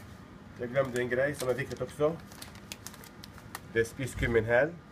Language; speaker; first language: Swedish; non-native, learner; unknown